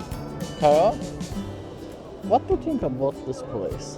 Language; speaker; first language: English; non-native, learner; Turkish